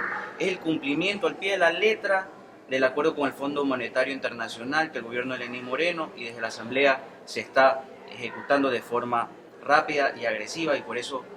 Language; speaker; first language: Spanish; native; Spanish